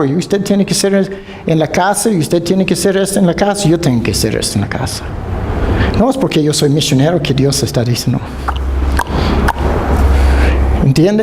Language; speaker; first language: Spanish; non-native, fluent; Dutch